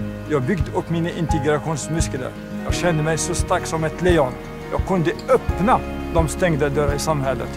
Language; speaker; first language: Swedish; non-native, fluent; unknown